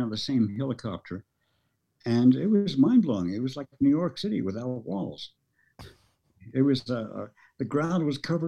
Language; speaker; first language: English; early bilingual, other home language; Norwegian